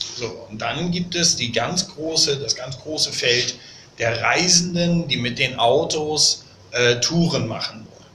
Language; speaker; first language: German; native; German